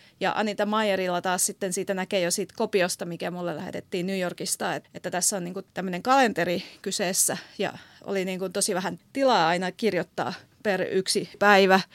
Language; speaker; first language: Finnish; native; Finnish